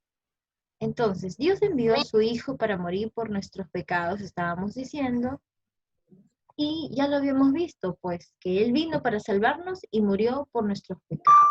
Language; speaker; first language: Spanish; native; Spanish